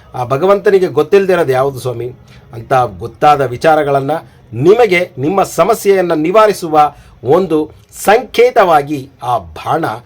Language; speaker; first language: Kannada; native; Kannada